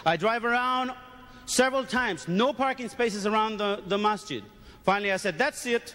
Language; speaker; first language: English; native; English